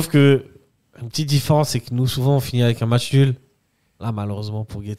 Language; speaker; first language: French; native; French